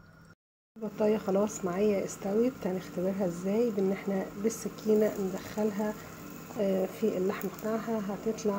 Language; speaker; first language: Arabic; native; Arabic